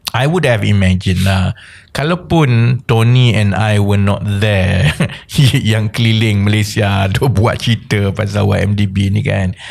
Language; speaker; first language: English; non-native, local second language; Malay